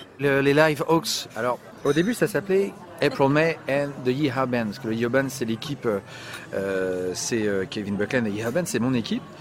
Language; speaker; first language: French; native; French